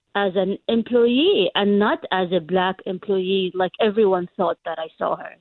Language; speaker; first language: English; non-native, fluent; Arabic